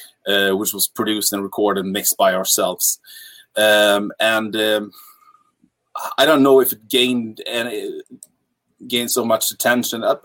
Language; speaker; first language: English; non-native, fluent; Swedish